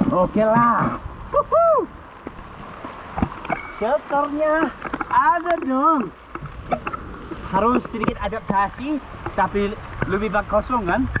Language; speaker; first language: Indonesian; non-native, fluent; English